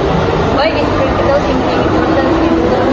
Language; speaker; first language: English; non-native, learner; Indonesian